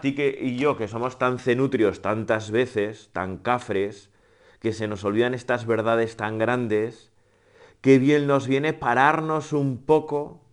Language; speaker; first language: Spanish; native; Spanish